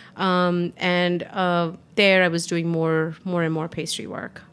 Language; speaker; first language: English; non-native, local second language; Hindi